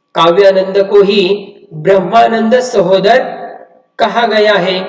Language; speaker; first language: Hindi; non-native, local second language; Marathi